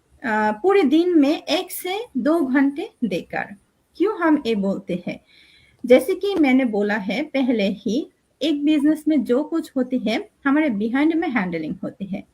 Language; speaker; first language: Hindi; non-native, fluent; Bangla